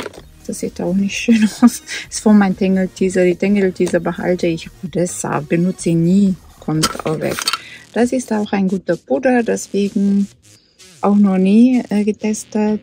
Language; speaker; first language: German; non-native, fluent; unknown